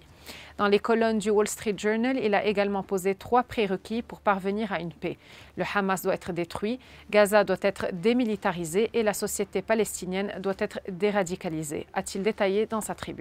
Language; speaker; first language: French; non-native, local second language; Arabic